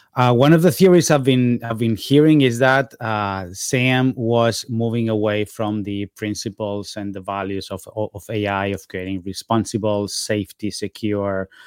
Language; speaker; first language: English; non-native, fluent; Spanish